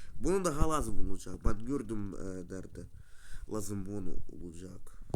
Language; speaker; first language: Turkish; non-native, learner; Russian